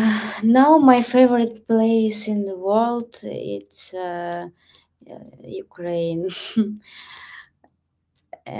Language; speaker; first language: English; non-native, learner; Russian